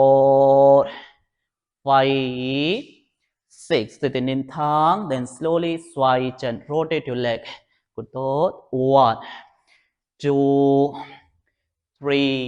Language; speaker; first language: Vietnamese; non-native, learner; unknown